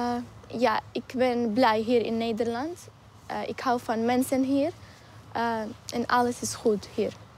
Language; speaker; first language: Dutch; non-native, learner; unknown